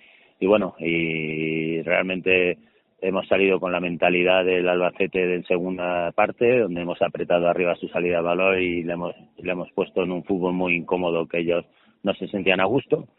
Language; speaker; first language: Spanish; native; Spanish